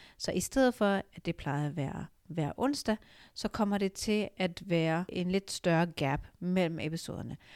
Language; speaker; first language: Danish; early bilingual, other home language; Urdu